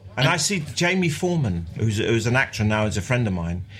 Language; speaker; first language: English; native; English